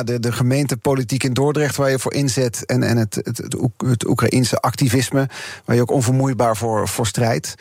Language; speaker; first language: Dutch; native; Dutch